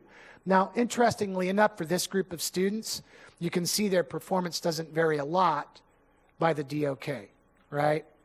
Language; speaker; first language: English; native; English